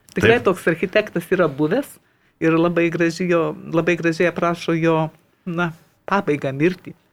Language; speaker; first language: Lithuanian; native; Lithuanian